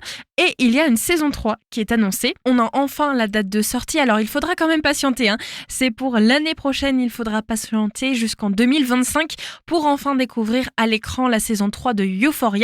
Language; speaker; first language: French; native; French